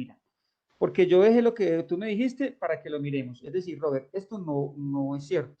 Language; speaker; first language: Spanish; native; Spanish